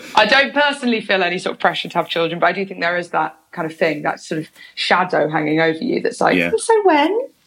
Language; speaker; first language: English; native; English